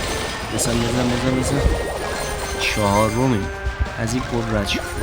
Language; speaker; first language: Persian; native; Persian